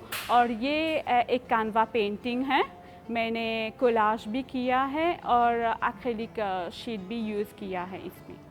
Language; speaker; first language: Hindi; non-native, fluent; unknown